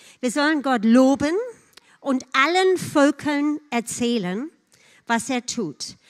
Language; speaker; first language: German; non-native, fluent; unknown